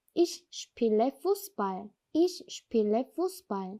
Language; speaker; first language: German; non-native, fluent; Korean